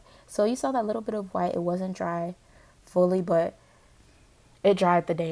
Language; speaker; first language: English; native; English